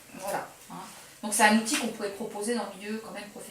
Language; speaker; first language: French; native; French